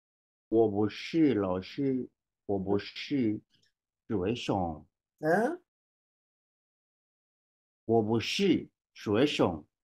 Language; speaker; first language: Chinese; non-native, learner; Swahili